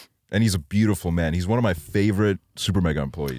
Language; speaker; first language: English; early bilingual, other home language; Estonian